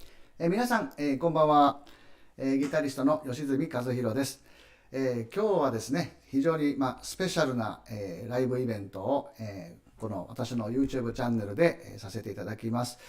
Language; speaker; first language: Japanese; native; Japanese